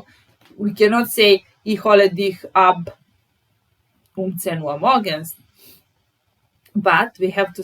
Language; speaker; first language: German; non-native, fluent; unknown